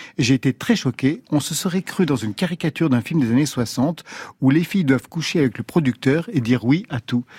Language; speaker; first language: French; native; French